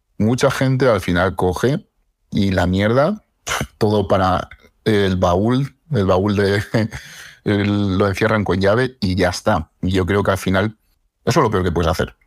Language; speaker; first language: Spanish; native; Spanish